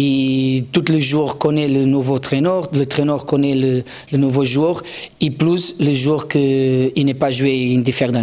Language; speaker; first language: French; non-native, learner; Portuguese